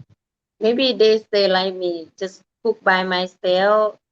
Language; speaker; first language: English; non-native, learner; Thai